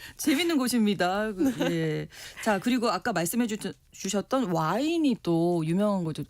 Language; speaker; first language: Korean; native; Korean